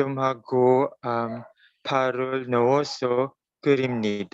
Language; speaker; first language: Korean; non-native, learner; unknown